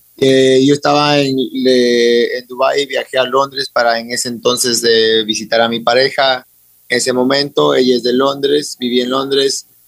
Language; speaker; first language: Spanish; native; Spanish